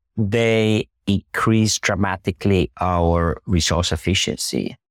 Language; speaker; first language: English; non-native, fluent; Finnish